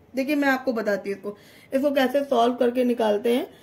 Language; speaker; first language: Hindi; native; Hindi